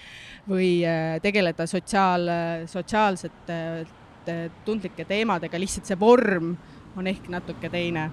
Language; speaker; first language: Estonian; native; Estonian